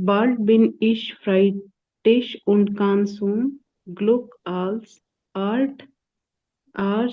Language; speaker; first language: German; non-native, learner; Hindi